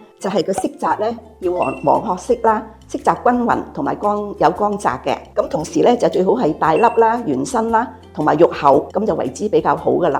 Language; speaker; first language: Cantonese; native; Cantonese